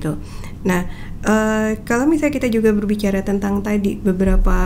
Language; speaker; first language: Indonesian; native; Indonesian